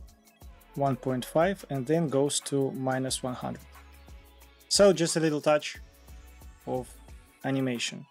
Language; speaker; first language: English; non-native, fluent; Russian